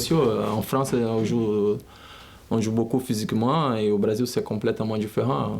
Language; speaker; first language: French; non-native, learner; Portuguese